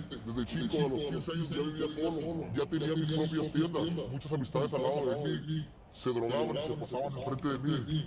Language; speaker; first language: Spanish; native; Spanish